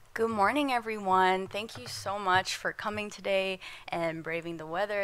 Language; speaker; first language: English; non-native, fluent; Indonesian